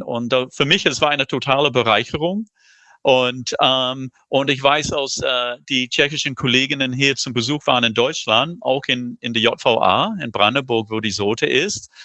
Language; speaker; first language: German; non-native, fluent; English